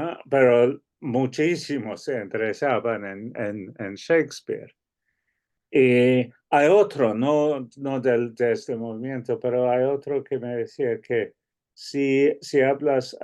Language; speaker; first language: Spanish; non-native, fluent; English